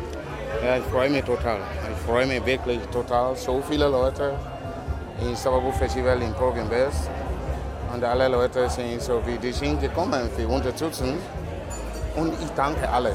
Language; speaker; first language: German; non-native, learner; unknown